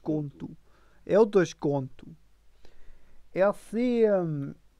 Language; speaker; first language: Portuguese; non-native, learner; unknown